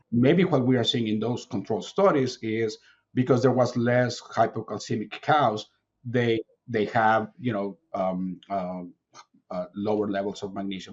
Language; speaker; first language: English; non-native, fluent; Spanish